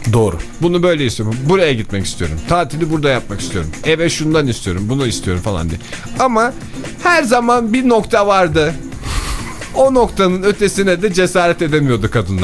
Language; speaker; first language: Turkish; native; Turkish